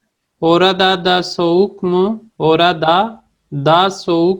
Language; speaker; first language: Turkish; non-native, fluent; Urdu